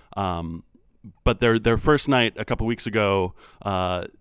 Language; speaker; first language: English; native; English